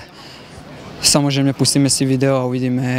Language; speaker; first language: Czech; non-native, fluent; Serbian